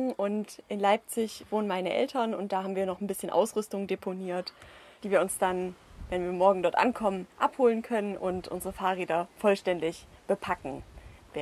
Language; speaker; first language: German; native; German